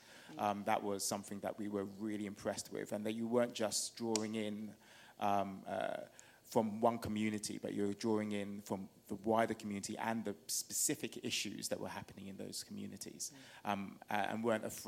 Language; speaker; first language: English; native; English